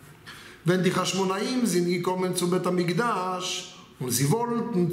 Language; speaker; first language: German; non-native, fluent; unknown